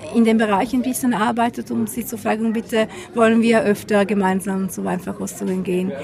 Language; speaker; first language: German; non-native, fluent; Italian